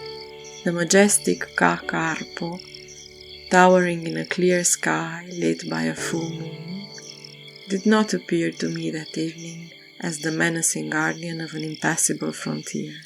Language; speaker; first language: English; non-native, fluent; French